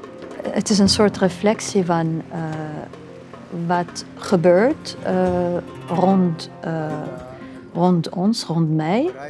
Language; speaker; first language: Dutch; non-native, fluent; Arabic